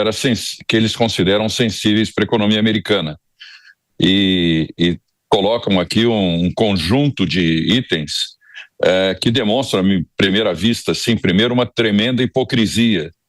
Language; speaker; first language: Portuguese; native; Portuguese